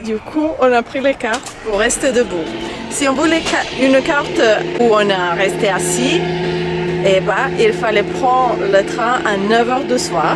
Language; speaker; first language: French; non-native, learner; Croatian